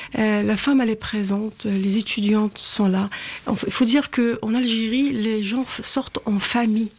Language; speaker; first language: French; non-native, local second language; Arabic